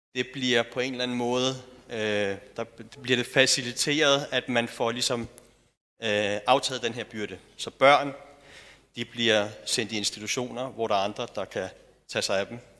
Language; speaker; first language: Danish; early bilingual, other home language; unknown